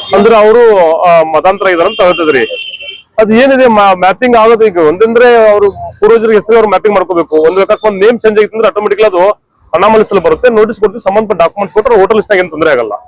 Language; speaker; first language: Kannada; native; Kannada